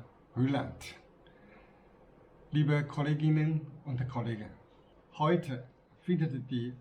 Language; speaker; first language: German; non-native, learner; Chinese